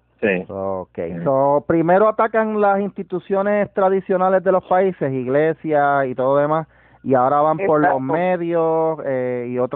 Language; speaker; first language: Spanish; native; Spanish